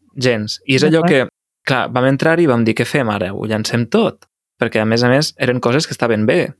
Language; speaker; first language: Catalan; native; Catalan